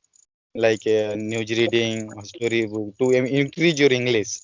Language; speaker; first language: English; non-native, learner; Odia